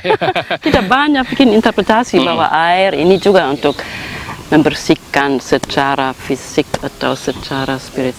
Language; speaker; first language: Indonesian; non-native, fluent; German